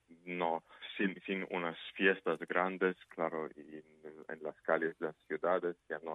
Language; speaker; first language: Spanish; non-native, fluent; Ukrainian